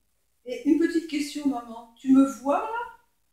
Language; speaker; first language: French; native; French